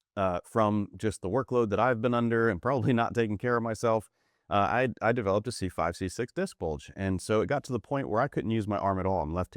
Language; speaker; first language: English; native; English